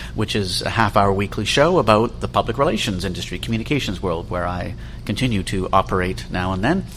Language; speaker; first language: English; native; English